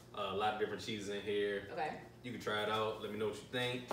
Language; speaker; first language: English; native; English